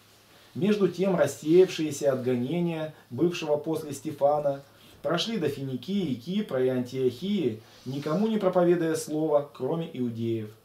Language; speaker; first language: Russian; native; Russian